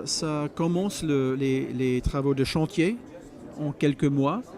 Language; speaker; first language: French; non-native, fluent; English